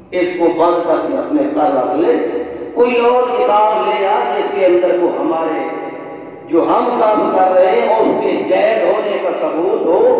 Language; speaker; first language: Urdu; non-native, local second language; Saraiki